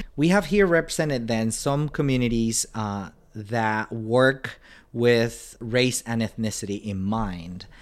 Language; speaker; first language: English; non-native, fluent; Spanish